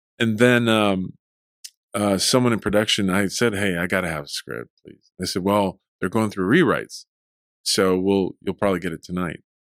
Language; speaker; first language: English; early bilingual, other home language; Spanish